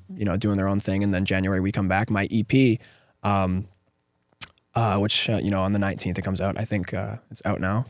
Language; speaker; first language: English; native; English